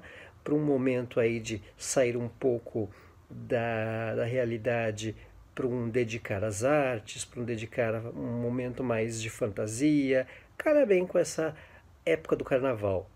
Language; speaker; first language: Portuguese; native; Portuguese